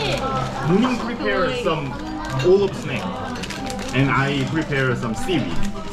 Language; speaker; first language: English; non-native, learner; Korean